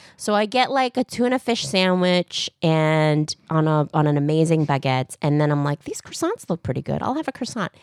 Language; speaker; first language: English; early bilingual, other home language; Korean